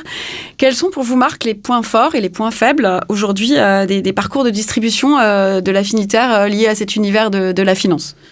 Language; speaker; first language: French; native; French